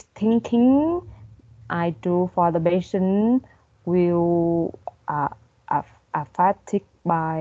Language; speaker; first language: English; non-native, learner; Vietnamese